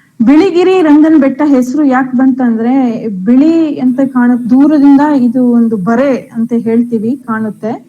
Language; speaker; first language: Kannada; non-native, local second language; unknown